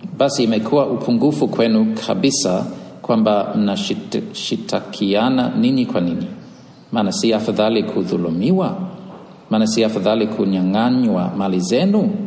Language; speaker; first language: Swahili; non-native, fluent; English